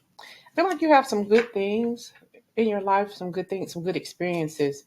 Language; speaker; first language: English; native; English